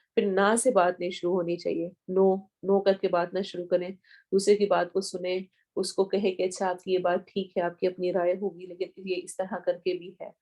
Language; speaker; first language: Urdu; native; Urdu